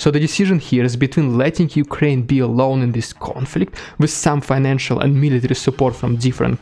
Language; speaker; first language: English; non-native, fluent; Russian